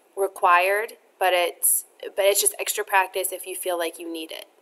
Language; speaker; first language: English; native; English